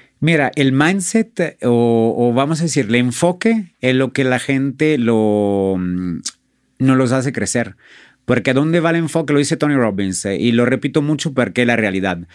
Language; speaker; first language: Spanish; non-native, fluent; Italian